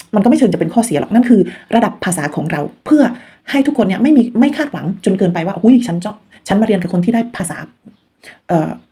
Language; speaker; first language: Thai; non-native, local second language; Khmer